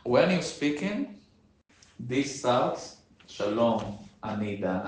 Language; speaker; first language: English; non-native, learner; Hebrew